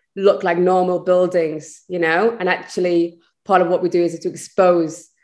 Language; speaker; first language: English; native; English